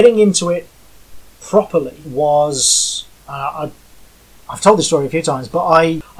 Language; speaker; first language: English; native; English